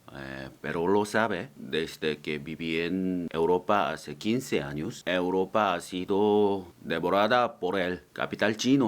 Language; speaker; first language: Spanish; non-native, learner; Korean